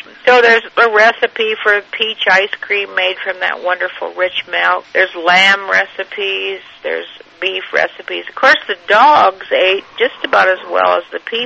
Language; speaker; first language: English; native; English